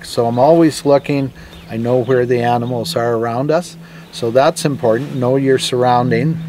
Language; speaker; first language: English; native; English